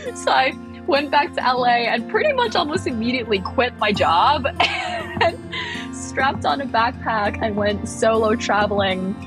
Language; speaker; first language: English; early bilingual, other home language; Thai